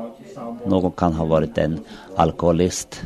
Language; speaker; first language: Swedish; non-native, local second language; Finnish